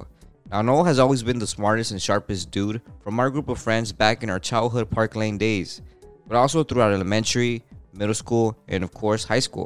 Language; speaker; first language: English; native; English